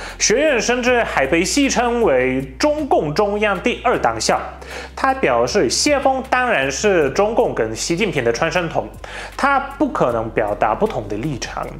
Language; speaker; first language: Chinese; non-native, fluent; Polish